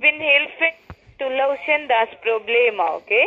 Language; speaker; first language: German; non-native, learner; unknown